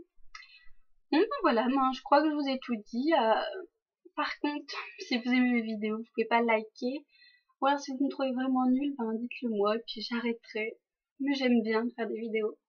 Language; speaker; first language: French; native; French